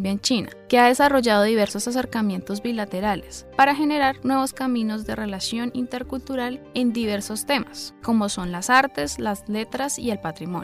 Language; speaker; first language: Spanish; native; Spanish